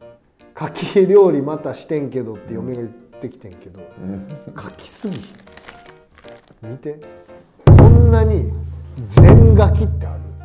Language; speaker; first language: Japanese; native; Japanese